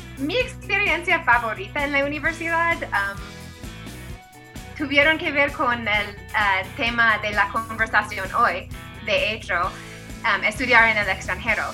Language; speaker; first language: Spanish; non-native, fluent; English